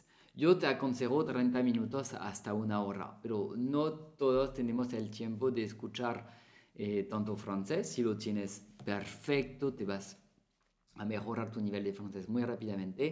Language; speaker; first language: Spanish; non-native, fluent; French